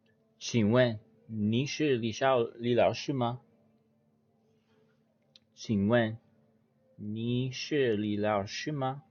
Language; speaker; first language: Chinese; non-native, learner; English